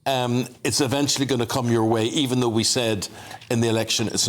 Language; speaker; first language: English; native; English